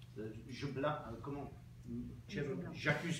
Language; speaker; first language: French; non-native, local second language; Armenian